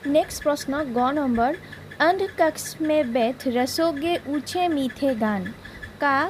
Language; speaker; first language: Hindi; non-native, local second language; Assamese